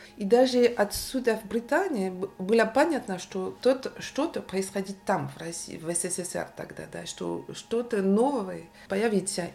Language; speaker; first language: Russian; non-native, fluent; French